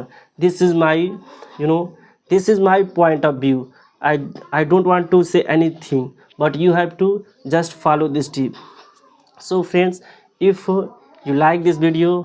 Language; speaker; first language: English; non-native, local second language; Hindi